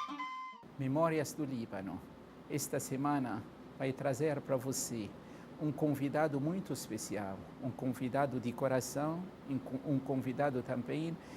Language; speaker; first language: Portuguese; non-native, fluent; Arabic